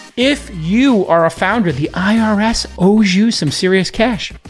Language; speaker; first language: English; native; English